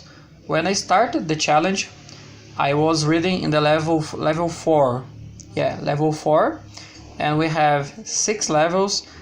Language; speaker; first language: English; non-native, learner; Portuguese